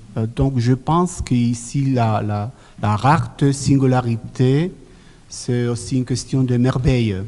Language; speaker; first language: French; non-native, learner; Spanish